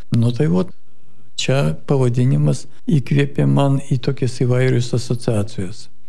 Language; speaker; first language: Lithuanian; non-native, local second language; Russian